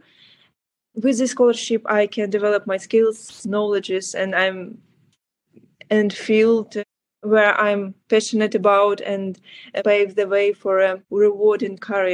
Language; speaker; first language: English; non-native, learner; Ukrainian